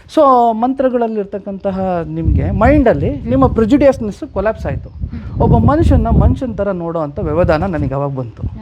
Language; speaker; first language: Kannada; native; Kannada